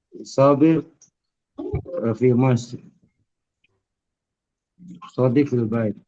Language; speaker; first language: Arabic; non-native, learner; Indonesian